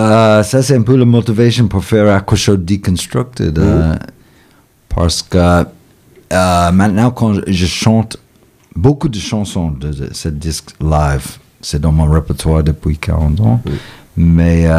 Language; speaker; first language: French; non-native, fluent; English